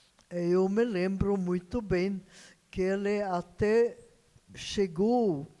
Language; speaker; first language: Portuguese; non-native, fluent; Hungarian